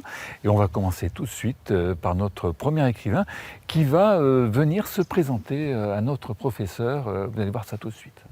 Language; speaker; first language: French; native; French